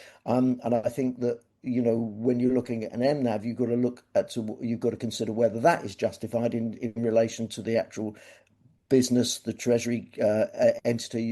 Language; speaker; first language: English; native; English